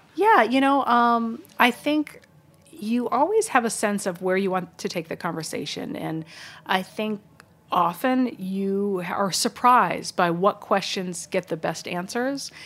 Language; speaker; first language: English; native; English